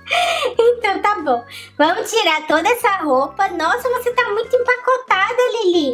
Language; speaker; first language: Portuguese; native; Portuguese